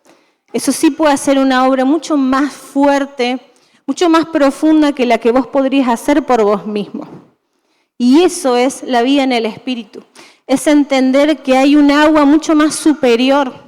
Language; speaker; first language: Spanish; native; Spanish